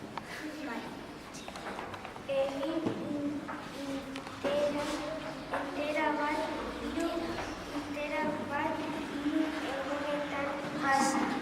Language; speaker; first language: Basque; non-native, local second language; Spanish